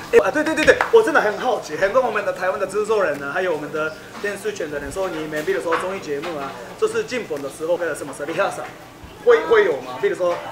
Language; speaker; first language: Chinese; non-native, fluent; Japanese